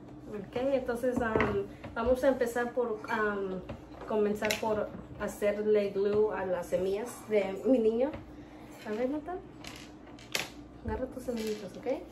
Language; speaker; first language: Spanish; early bilingual, heritage; Spanish